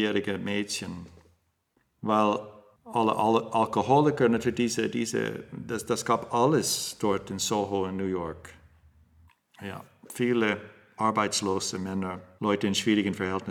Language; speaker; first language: German; non-native, fluent; English